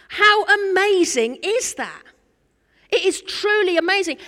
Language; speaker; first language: English; native; English